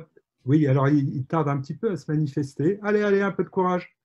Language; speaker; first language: French; native; French